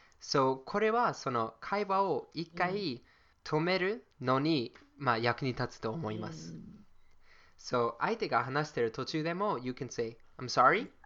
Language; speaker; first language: Japanese; non-native, fluent; English